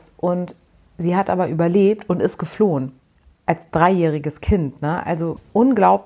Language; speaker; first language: German; native; German